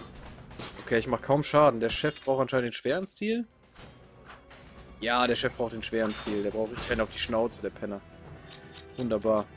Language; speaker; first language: German; native; German